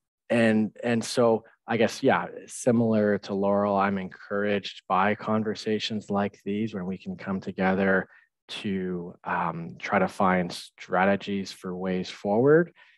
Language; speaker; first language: English; native; English